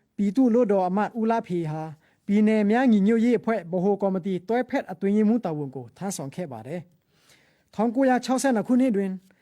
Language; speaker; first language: Burmese; non-native, local second language; Pa'o Karen